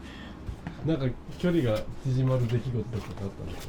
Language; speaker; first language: Japanese; native; Japanese